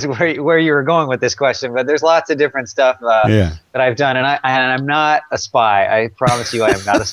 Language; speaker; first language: English; native; English